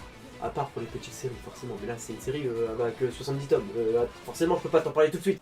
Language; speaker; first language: French; native; French